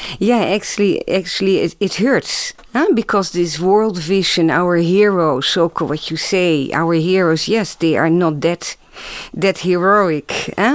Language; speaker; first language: English; non-native, fluent; Dutch